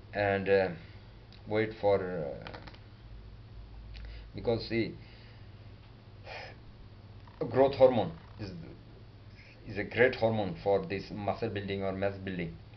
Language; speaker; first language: English; non-native, local second language; Bangla